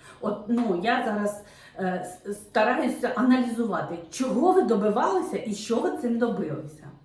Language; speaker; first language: Ukrainian; non-native, local second language; Russian